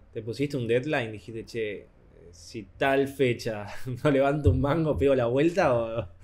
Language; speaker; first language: Spanish; native; Spanish